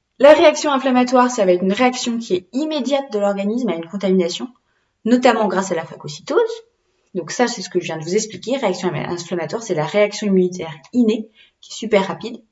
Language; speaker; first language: French; native; French